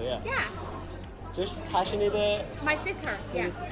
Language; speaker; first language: English; non-native, fluent; Turkish